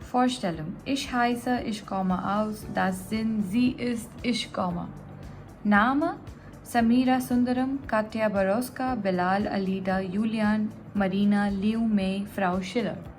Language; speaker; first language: German; non-native, fluent; Gujarati